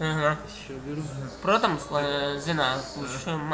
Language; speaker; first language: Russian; non-native, fluent; Latvian